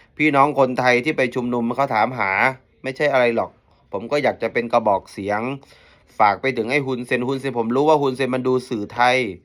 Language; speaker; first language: Thai; native; Thai